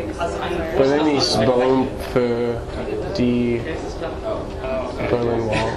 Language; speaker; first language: German; non-native, learner; English